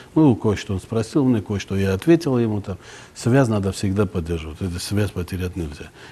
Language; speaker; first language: Russian; non-native, local second language; Armenian